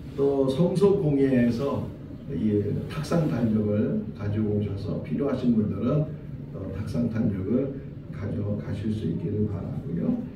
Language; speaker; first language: Korean; native; Korean